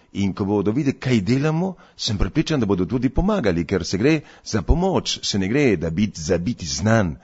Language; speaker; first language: Slovenian; early bilingual, heritage; Slovenian